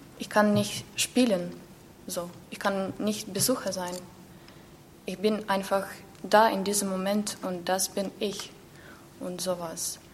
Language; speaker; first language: German; non-native, learner; Ukrainian